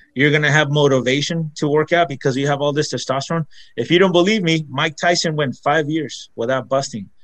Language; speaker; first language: English; early bilingual, other home language; Spanish